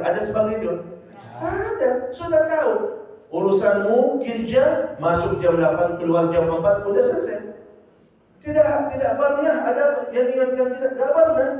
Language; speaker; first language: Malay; non-native, fluent; Arabic